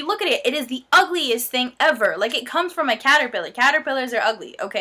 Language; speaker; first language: English; native; English